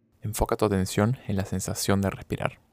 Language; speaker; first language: Spanish; native; Spanish